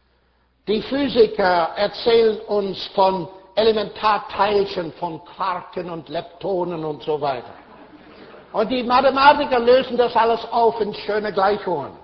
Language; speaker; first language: German; non-native, fluent; English